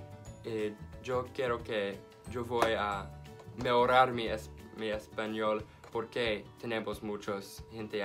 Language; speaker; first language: Spanish; non-native, learner; English